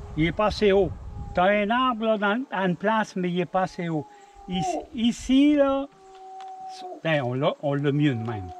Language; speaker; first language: French; native; French